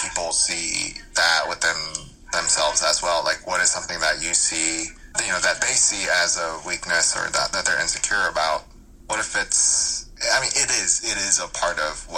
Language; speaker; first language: English; early bilingual, other home language; Korean